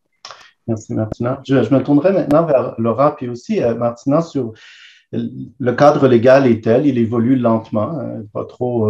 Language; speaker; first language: French; native; French